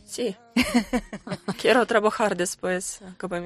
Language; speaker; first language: Spanish; non-native, learner; Ukrainian